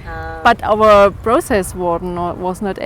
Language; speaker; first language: English; non-native, learner; German